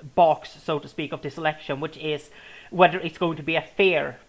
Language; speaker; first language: English; non-native, fluent; Swedish